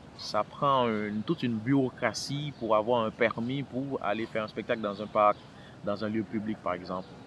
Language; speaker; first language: French; non-native, local second language; Haitian Creole